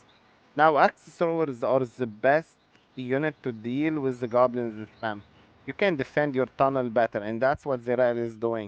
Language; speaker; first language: English; non-native, fluent; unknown